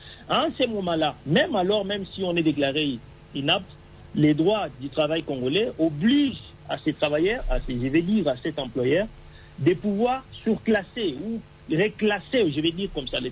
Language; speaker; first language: French; non-native, local second language; Swahili